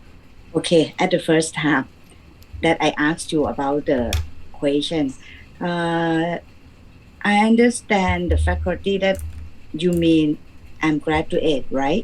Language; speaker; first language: English; non-native, learner; Thai